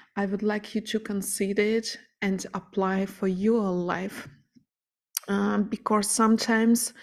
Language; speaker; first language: English; non-native, fluent; Ukrainian